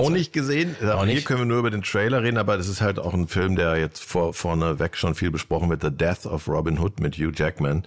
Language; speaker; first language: German; native; German